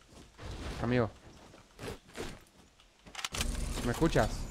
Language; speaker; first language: Spanish; native; Spanish